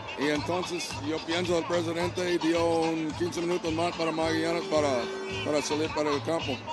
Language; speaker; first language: Spanish; non-native, learner; English